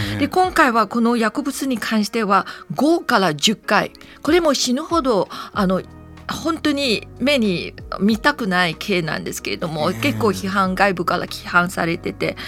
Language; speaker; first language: Japanese; non-native, fluent; Chinese